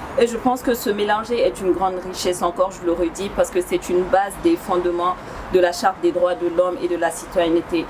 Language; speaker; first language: French; non-native, local second language; Bambara